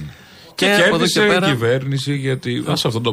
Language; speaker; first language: Greek; native; Greek